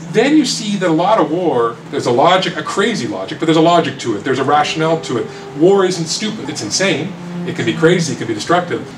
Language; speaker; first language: English; native; English